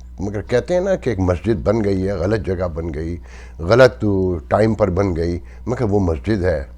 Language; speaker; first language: Urdu; native; Urdu